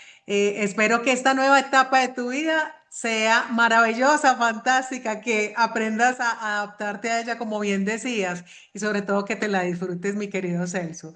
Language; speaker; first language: Spanish; native; Spanish